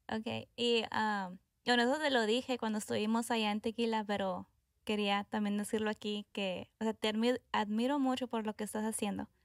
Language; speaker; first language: Spanish; early bilingual, heritage; Spanish